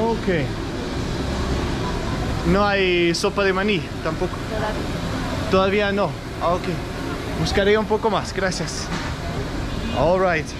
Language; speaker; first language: Spanish; non-native, learner; Danish